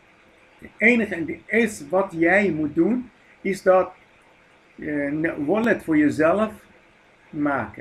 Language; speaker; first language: Dutch; non-native, fluent; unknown